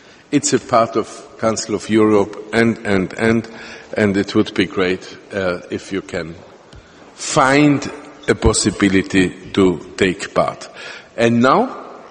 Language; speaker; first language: English; non-native, fluent; German